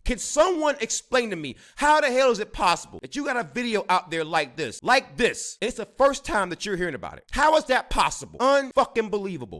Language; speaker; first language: English; native; English